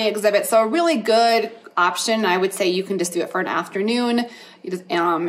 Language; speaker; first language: English; native; English